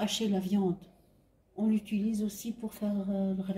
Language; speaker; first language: French; non-native, local second language; Arabic